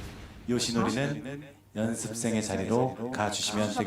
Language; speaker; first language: Korean; native; Korean